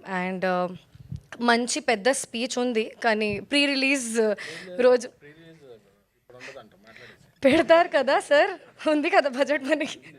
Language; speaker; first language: Telugu; non-native, learner; Hindi